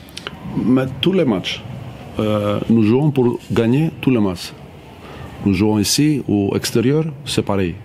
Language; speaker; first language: French; non-native, learner; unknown